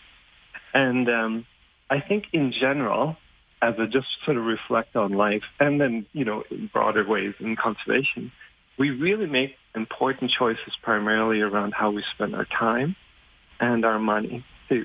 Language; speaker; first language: English; non-native, fluent; German